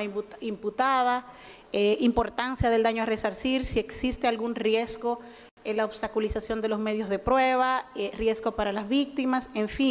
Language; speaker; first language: Spanish; native; Spanish